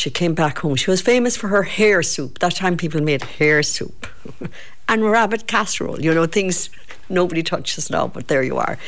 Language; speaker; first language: English; native; English